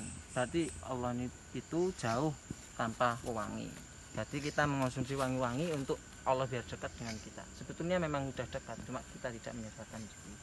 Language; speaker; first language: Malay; non-native, local second language; Javanese